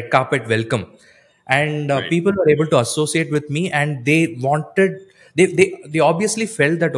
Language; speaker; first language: English; non-native, local second language; Tamil